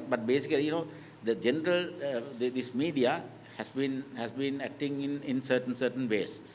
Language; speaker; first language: English; non-native, local second language; Sinhala